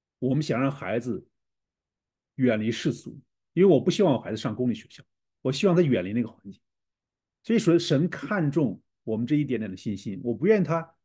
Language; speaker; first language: Chinese; native; Chinese